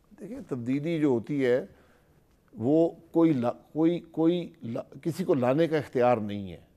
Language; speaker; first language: Urdu; non-native, local second language; Punjabi